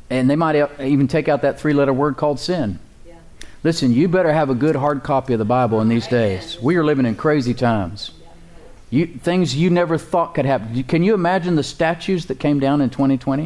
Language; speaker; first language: English; native; English